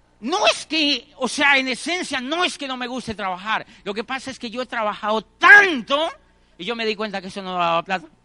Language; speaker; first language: Spanish; native; Spanish